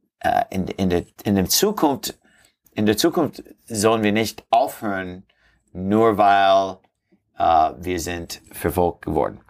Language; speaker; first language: German; non-native, learner; English